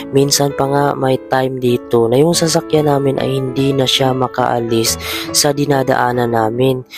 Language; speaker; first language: Filipino; native; Filipino